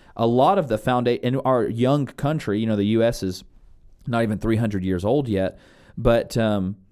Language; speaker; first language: English; native; English